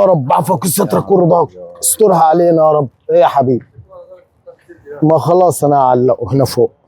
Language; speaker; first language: Arabic; native; Arabic